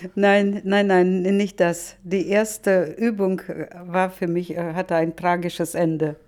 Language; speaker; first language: German; non-native, fluent; Russian